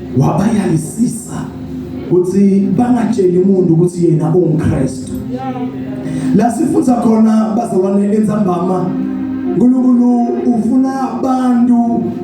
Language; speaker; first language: Zulu; non-native, local second language; Swati